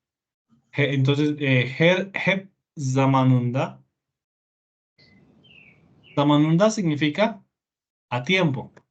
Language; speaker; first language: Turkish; non-native, learner; Spanish